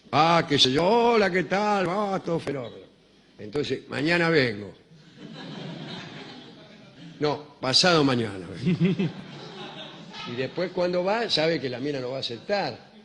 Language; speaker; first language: Spanish; native; Spanish